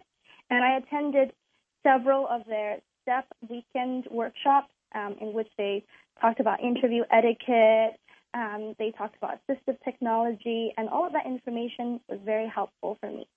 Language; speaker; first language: English; non-native, local second language; Cantonese